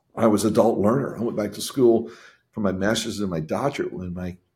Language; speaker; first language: English; native; English